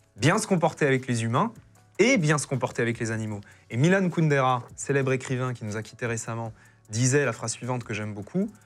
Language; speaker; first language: French; native; French